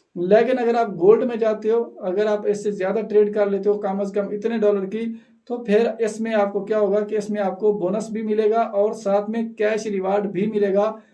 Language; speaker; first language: Urdu; native; Urdu